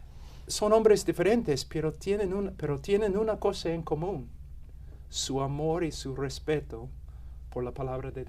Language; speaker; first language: Spanish; non-native, fluent; English